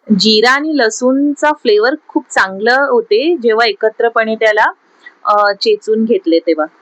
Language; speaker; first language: Marathi; non-native, local second language; Urdu